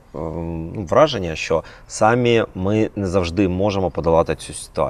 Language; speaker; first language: Ukrainian; native; Ukrainian